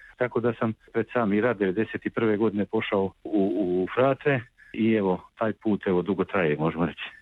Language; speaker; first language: Croatian; native; Croatian